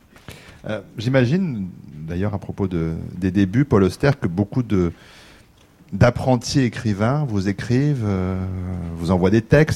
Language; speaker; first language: French; native; French